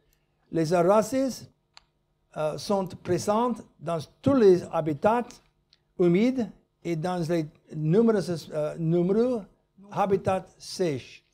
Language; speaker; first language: French; non-native, learner; English